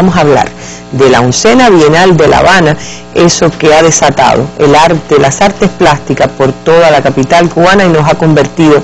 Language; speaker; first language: Spanish; native; Spanish